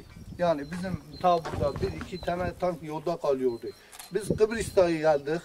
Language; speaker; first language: Turkish; non-native, local second language; Kurdish